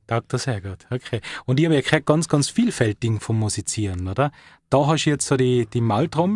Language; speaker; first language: German; native; German